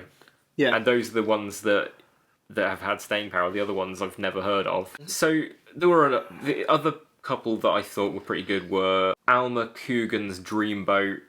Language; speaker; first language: English; native; English